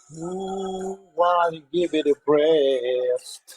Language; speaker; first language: English; non-native, fluent; Spanish